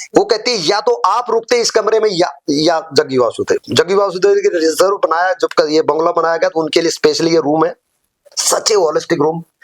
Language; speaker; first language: Hindi; native; Hindi